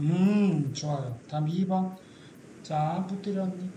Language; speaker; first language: Korean; native; Korean